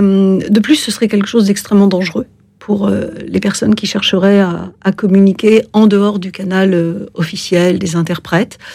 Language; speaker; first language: French; native; French